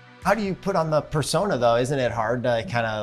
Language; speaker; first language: English; native; English